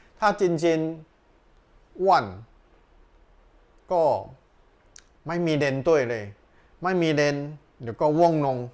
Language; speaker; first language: Thai; non-native, learner; Chinese